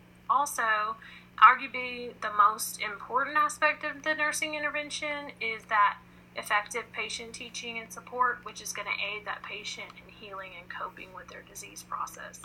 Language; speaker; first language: English; native; English